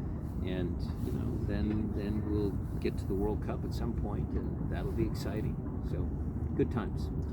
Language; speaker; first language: English; native; English